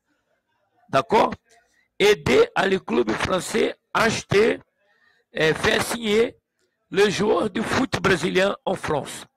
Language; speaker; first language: French; non-native, learner; Portuguese